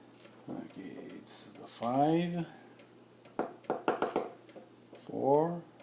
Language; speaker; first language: English; non-native, learner; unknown